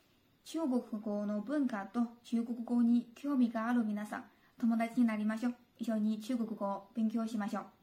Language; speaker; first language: Japanese; non-native, fluent; Chinese